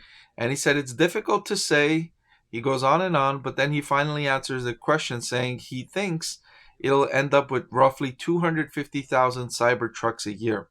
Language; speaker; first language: English; native; English